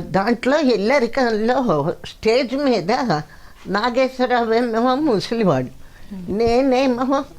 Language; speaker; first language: Telugu; non-native, local second language; Kannada